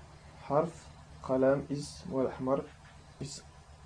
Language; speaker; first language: Arabic; non-native, learner; French